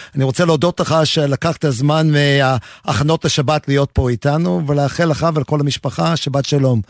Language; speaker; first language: Hebrew; non-native, fluent; English